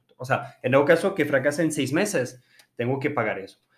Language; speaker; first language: Spanish; non-native, fluent; French